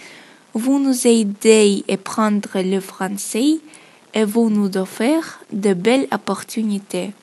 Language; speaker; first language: French; non-native, learner; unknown